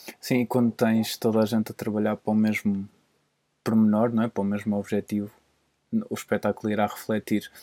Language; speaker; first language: Portuguese; native; Portuguese